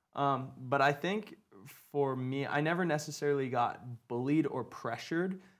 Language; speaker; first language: English; native; English